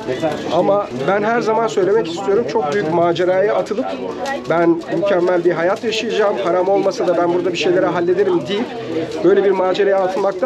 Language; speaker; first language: Turkish; native; Turkish